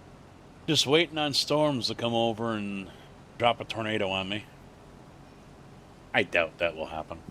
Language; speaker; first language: English; native; English